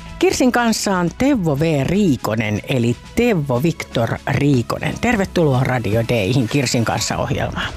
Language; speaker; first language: Finnish; native; Finnish